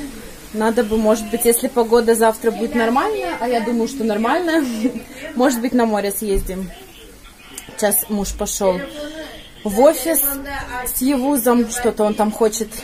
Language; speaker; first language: Russian; native; Russian